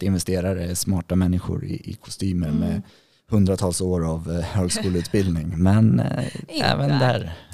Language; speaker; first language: Swedish; native; Swedish